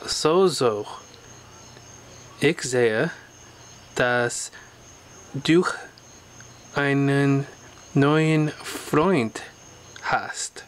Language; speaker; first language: German; non-native, learner; Russian